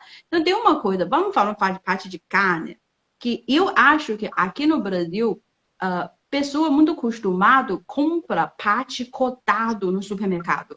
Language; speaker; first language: Portuguese; non-native, fluent; Chinese